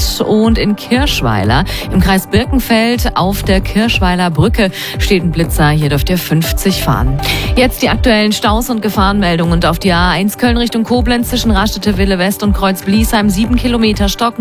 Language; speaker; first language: German; native; German